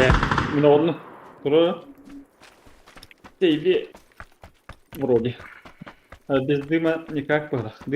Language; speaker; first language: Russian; non-native, local second language; Yakut